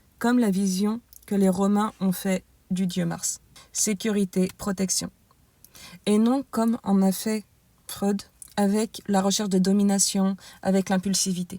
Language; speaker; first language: French; native; French